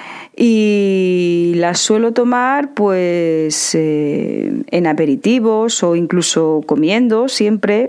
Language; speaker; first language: Spanish; native; Spanish